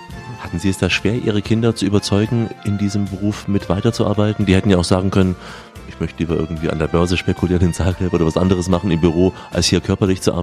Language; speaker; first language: German; native; German